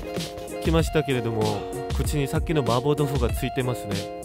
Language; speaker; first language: Japanese; non-native, fluent; Korean